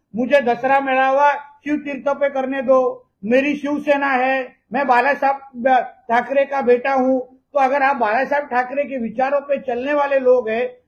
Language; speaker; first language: Hindi; non-native, local second language; Marathi